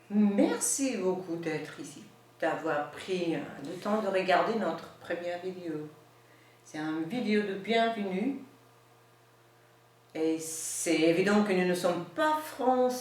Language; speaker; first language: French; non-native, learner; English